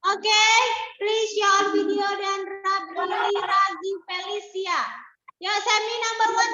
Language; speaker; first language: English; non-native, learner; Indonesian